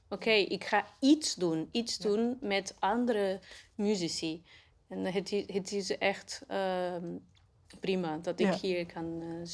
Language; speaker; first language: Dutch; non-native, learner; Portuguese